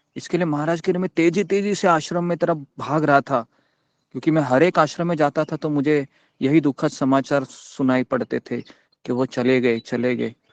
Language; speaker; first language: Hindi; non-native, local second language; Marathi